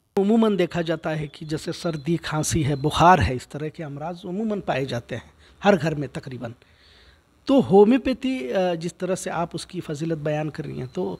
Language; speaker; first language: Hindi; non-native, local second language; Urdu